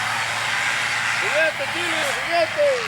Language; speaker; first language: Spanish; native; Spanish